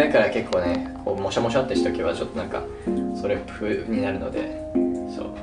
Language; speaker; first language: Japanese; native; Japanese